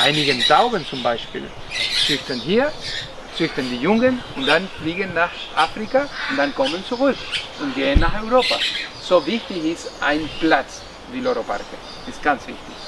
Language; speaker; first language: German; non-native, fluent; Spanish